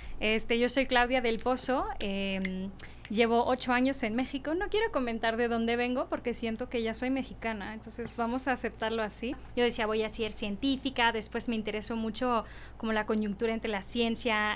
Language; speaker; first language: Spanish; early bilingual, heritage; Spanish